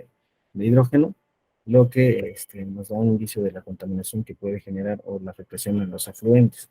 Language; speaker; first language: Spanish; native; Spanish